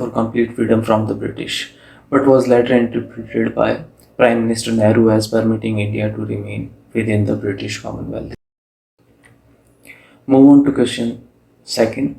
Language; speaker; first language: English; non-native, local second language; Hindi